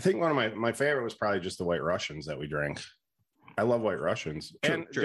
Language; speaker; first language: English; native; English